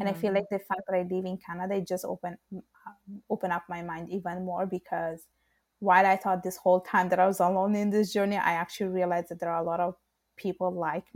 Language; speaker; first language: English; non-native, fluent; Italian